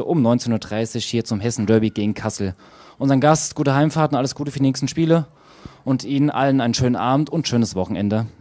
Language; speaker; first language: German; native; German